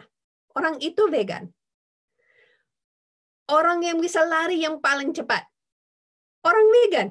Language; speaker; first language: Indonesian; non-native, fluent; English